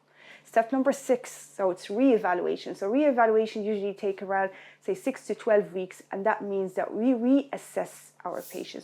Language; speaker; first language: English; non-native, fluent; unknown